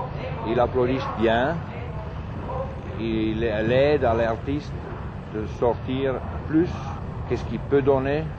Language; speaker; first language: French; non-native, fluent; German